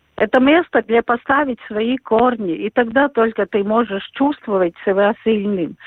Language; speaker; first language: Russian; non-native, local second language; Latvian